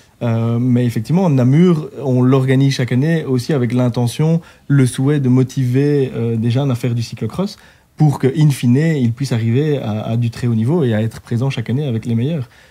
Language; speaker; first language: French; native; French